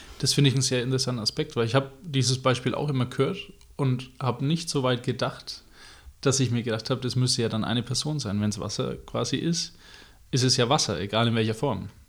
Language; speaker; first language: German; native; German